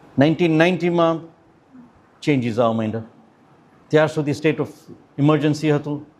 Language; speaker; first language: Gujarati; early bilingual, heritage; Gujarati